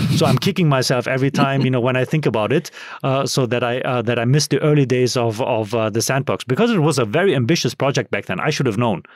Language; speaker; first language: English; non-native, fluent; German